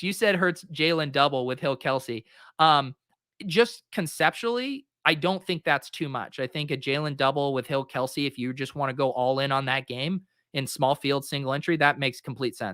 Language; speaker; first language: English; native; English